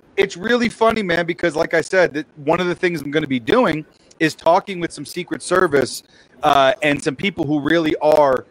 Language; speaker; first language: English; native; English